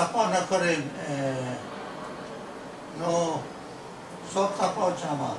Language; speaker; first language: Hebrew; non-native, fluent; Ladino